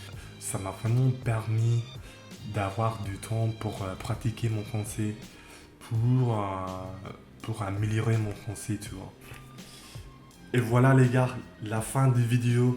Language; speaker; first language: French; non-native, fluent; English